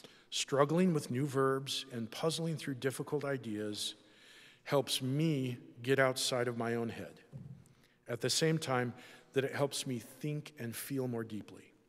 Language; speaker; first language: English; native; English